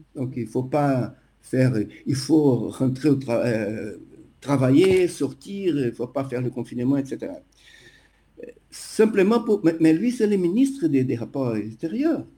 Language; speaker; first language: French; non-native, fluent; Portuguese